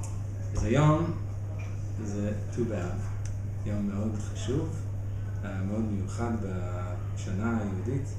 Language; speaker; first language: Hebrew; non-native, fluent; English